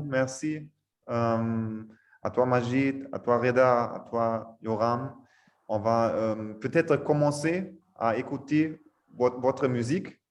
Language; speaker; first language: French; non-native, learner; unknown